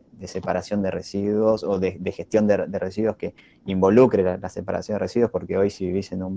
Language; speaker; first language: Spanish; native; Spanish